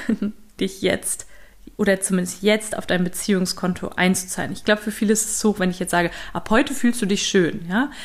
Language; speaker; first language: German; native; German